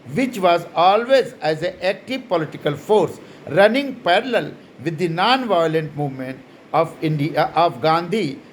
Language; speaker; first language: English; non-native, local second language; Hindi